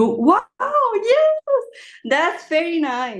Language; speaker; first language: English; non-native, learner; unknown